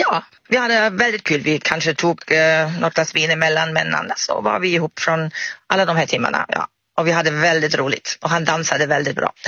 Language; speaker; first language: Swedish; non-native, fluent; German